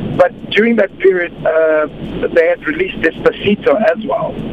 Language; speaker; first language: English; non-native, fluent; Portuguese